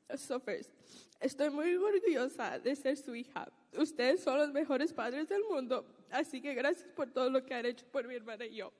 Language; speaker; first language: Spanish; early bilingual, heritage; Spanish